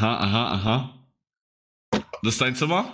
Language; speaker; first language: German; native; German